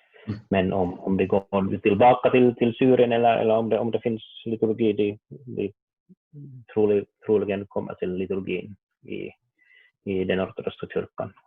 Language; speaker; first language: Swedish; non-native, learner; Finnish